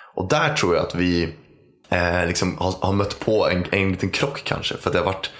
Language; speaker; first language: Swedish; native; Swedish